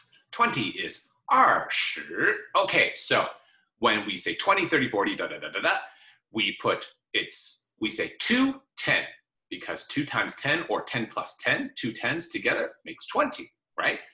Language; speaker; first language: English; native; English